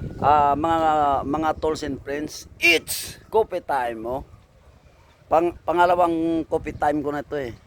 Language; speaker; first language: Filipino; non-native, local second language; Hiligaynon